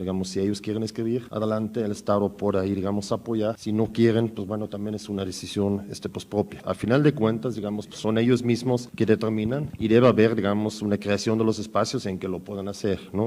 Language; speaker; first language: Spanish; native; Spanish